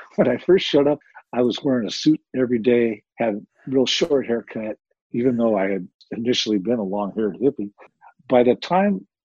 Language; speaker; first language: English; native; English